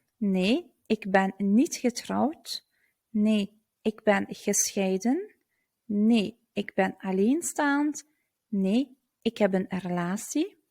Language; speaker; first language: Dutch; non-native, fluent; Turkish